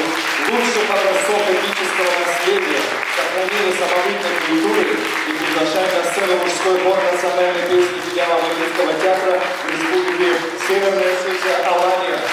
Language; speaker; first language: Russian; native; Russian